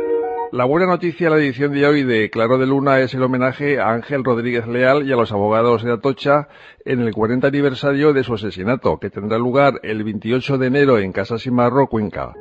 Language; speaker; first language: Spanish; native; Spanish